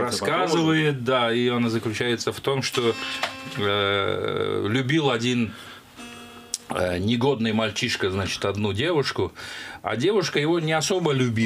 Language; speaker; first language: Russian; non-native, local second language; Azerbaijani